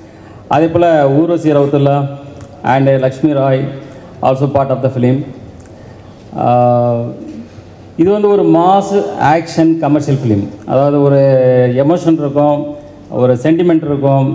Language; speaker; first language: Tamil; native; Tamil